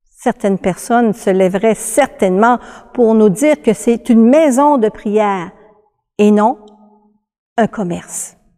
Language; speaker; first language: French; native; French